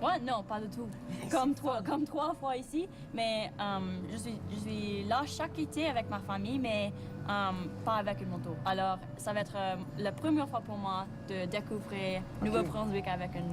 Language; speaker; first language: French; non-native, learner; English